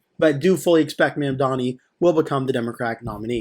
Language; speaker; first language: English; native; English